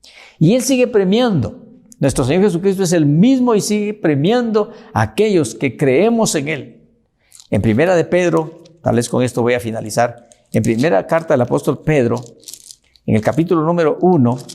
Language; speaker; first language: Spanish; native; Spanish